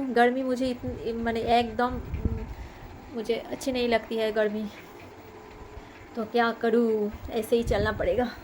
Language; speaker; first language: Hindi; non-native, local second language; Bangla